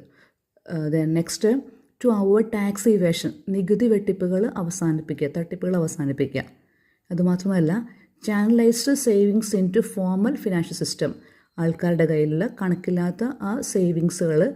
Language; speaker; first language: Malayalam; native; Malayalam